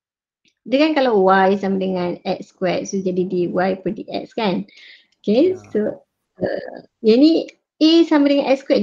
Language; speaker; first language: Malay; native; Malay